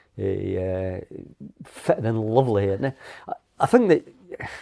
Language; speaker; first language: English; native; English